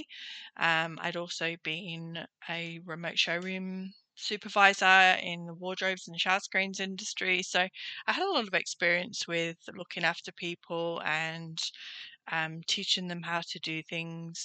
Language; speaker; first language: English; native; English